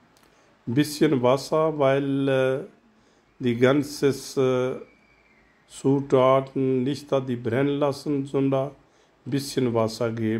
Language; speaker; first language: German; non-native, learner; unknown